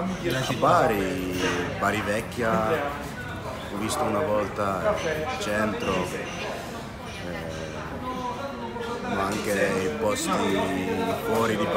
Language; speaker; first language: Italian; non-native, learner; Dutch